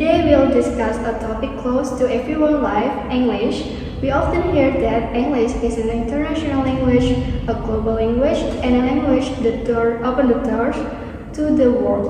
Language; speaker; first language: English; non-native, learner; Indonesian